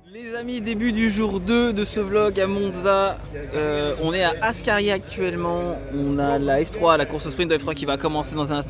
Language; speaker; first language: French; native; French